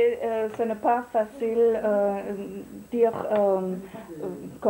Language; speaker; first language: French; non-native, learner; German